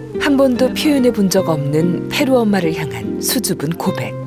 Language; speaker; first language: Korean; native; Korean